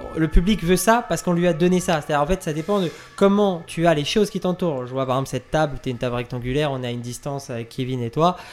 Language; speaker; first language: French; native; French